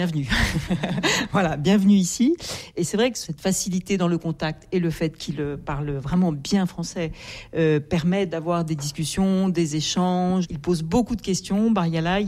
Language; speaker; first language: French; native; French